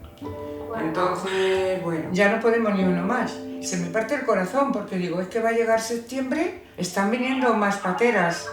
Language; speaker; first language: Spanish; native; Spanish